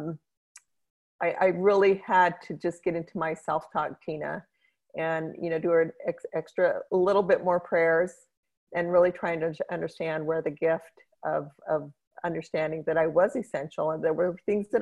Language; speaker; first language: English; native; English